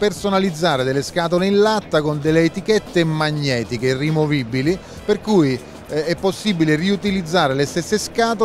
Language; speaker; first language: Italian; native; Italian